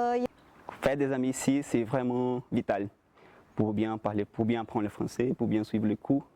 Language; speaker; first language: French; non-native, fluent; Portuguese